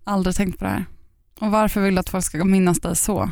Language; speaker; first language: Swedish; native; Swedish